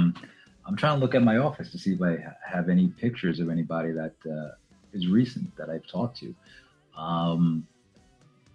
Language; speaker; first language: English; native; English